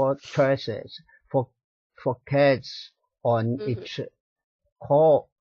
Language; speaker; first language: English; non-native, learner; Chinese